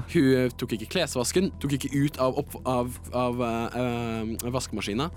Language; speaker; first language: Norwegian; early bilingual, other home language; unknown